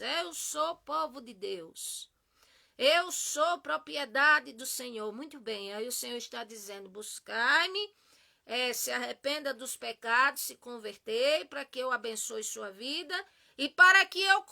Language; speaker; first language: Portuguese; native; Portuguese